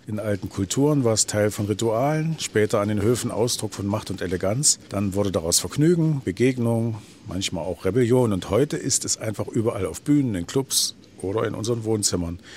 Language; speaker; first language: German; native; German